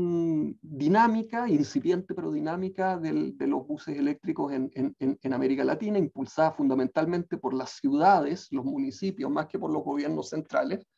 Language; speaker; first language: Spanish; native; Spanish